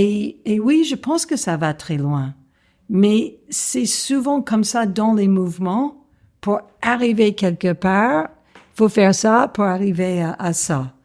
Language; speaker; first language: French; non-native, fluent; English